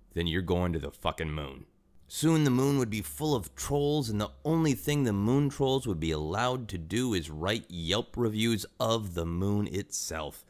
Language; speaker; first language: English; native; English